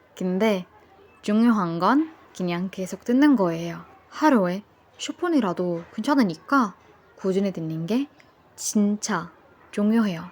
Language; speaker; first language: Korean; non-native, fluent; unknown